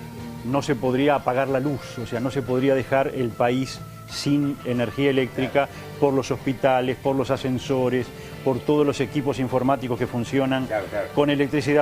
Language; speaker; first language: Spanish; native; Spanish